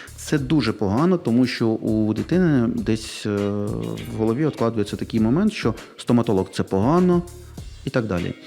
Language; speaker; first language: Ukrainian; native; Ukrainian